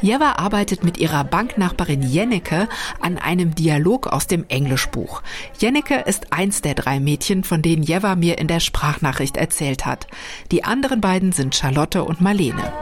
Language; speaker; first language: German; native; German